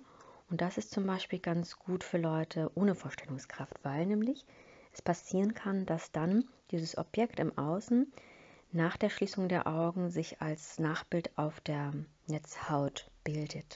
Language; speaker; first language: German; native; German